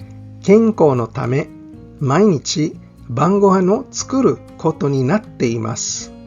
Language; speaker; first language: Japanese; non-native, fluent; English